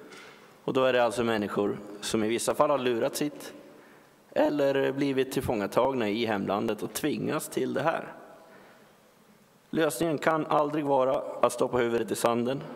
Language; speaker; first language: Swedish; native; Swedish